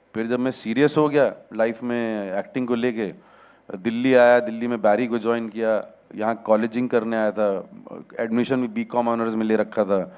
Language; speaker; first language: Hindi; native; Hindi